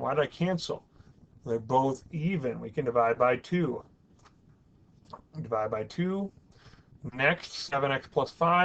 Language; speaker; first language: English; native; English